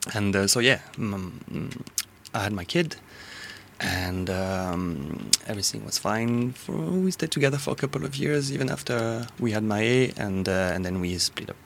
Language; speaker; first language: English; non-native, fluent; French